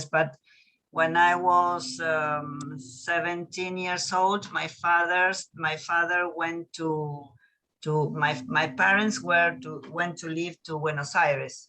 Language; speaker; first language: English; non-native, learner; Spanish